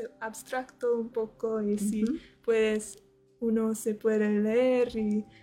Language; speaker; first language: Spanish; non-native, learner; English